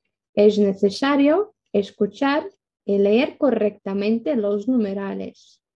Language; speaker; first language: Spanish; non-native, fluent; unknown